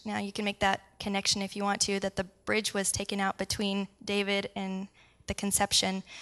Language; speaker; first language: English; native; English